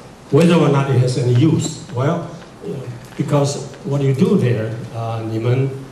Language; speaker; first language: English; non-native, fluent; Chinese